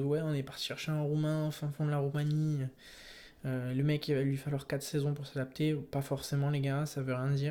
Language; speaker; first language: French; native; French